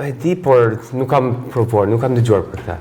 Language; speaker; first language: Albanian; non-native, fluent; English